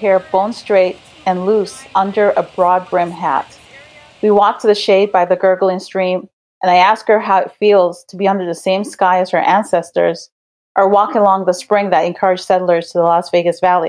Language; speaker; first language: English; non-native, local second language; Jamaican Creole English